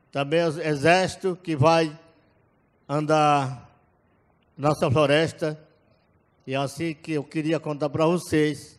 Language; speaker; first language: Portuguese; non-native, local second language; Yanomámi